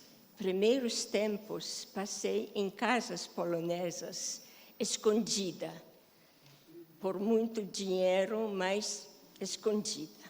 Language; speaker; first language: Portuguese; non-native, fluent; Polish